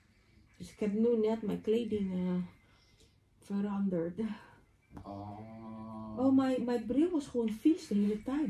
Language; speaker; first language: Dutch; non-native, fluent; Filipino